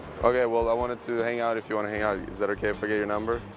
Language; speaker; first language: English; early bilingual, other home language; Russian